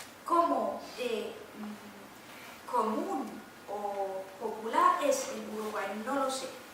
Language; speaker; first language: Spanish; non-native, fluent; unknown